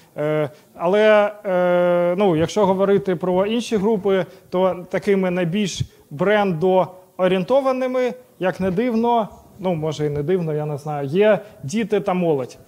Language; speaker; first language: Ukrainian; non-native, local second language; Russian